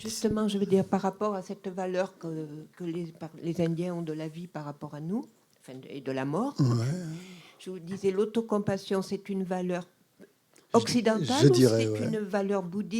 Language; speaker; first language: French; native; French